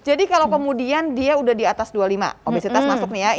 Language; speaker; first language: Indonesian; native; Indonesian